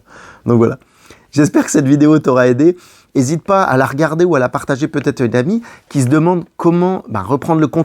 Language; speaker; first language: French; native; French